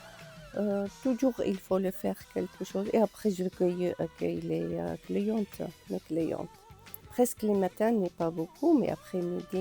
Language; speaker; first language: French; non-native, learner; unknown